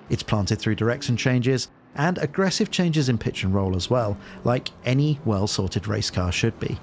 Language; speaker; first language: English; native; English